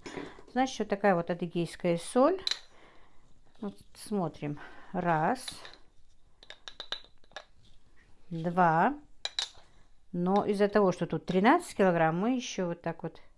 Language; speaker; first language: Russian; non-native, local second language; Chechen